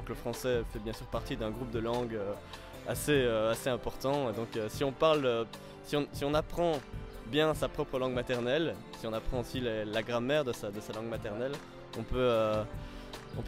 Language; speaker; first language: French; native; French